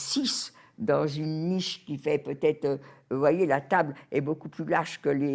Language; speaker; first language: French; native; French